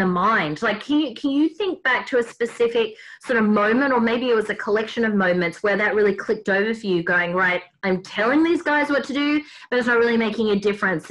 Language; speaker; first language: English; native; English